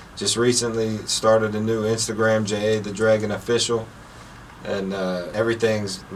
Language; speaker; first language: English; native; English